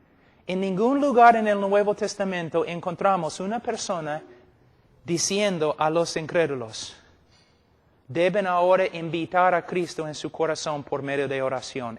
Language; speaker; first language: Spanish; non-native, fluent; English